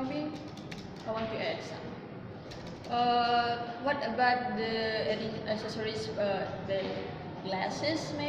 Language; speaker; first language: English; non-native, learner; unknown